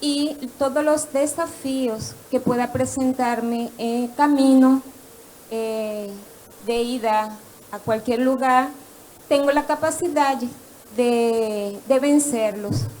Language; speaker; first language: Portuguese; non-native, learner; Spanish